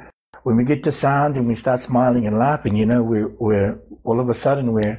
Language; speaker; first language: English; native; English